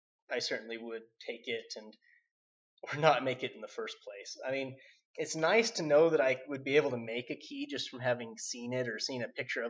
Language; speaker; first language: English; native; English